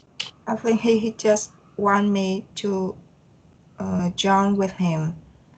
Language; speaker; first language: English; non-native, learner; Vietnamese